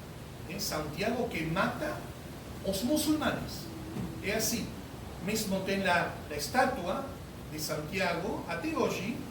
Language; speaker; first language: Spanish; non-native, learner; Portuguese